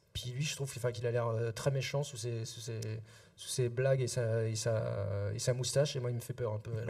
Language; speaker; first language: French; native; French